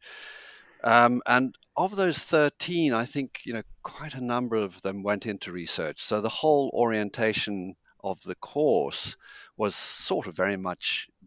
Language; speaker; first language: English; native; English